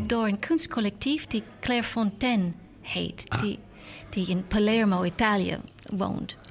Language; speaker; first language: Dutch; non-native, learner; English